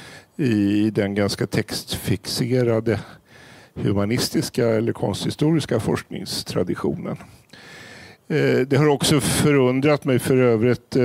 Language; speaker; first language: Swedish; native; Swedish